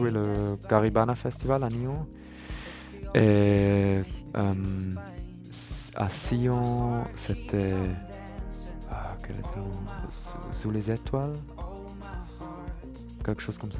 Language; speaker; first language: French; non-native, learner; German